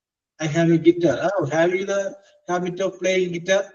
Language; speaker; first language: English; non-native, local second language; Malayalam